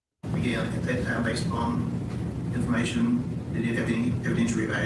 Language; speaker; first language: English; native; English